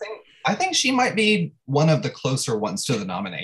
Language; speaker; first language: English; native; English